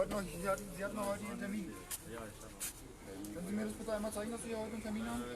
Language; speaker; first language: German; native; German